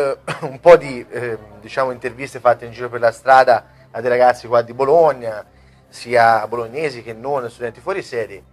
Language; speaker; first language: Italian; native; Italian